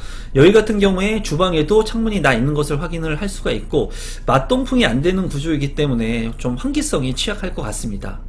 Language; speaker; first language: Korean; native; Korean